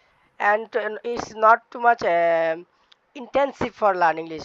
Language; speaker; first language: English; non-native, learner; Bangla